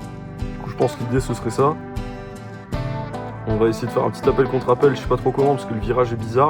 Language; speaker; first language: French; native; French